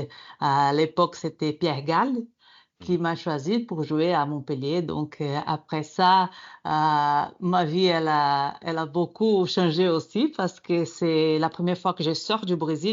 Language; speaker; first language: French; non-native, fluent; Portuguese